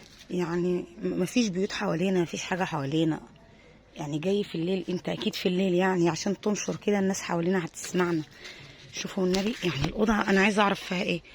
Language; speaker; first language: Arabic; native; Arabic